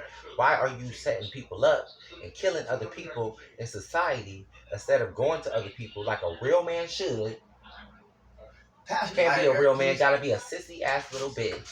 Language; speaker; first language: English; native; English